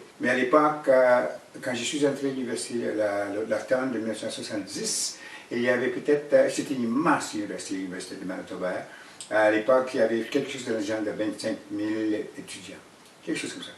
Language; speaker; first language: French; non-native, fluent; Cree